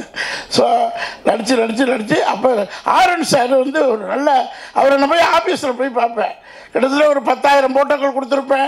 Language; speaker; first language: Tamil; native; Tamil